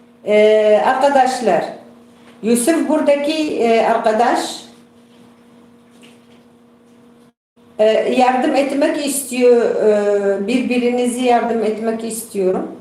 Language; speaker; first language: Turkish; non-native, local second language; Kurdish